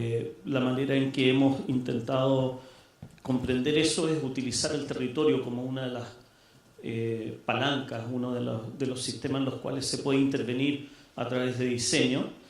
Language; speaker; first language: Spanish; native; Spanish